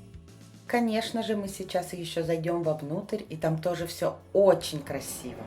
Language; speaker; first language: Russian; native; Russian